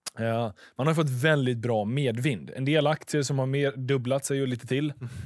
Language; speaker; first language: Swedish; native; Swedish